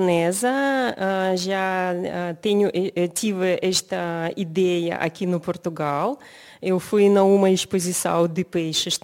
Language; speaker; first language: Portuguese; non-native, learner; Uzbek